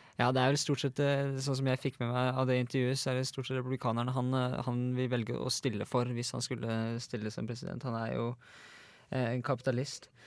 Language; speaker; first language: Norwegian; native; Norwegian